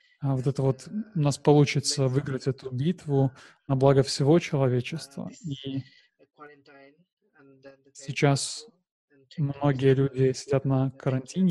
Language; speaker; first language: Russian; non-native, learner; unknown